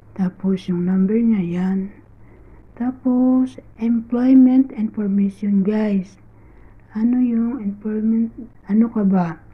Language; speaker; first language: Filipino; non-native, local second language; Cebuano